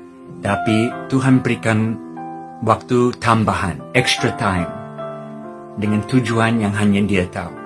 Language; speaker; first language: Indonesian; non-native, fluent; English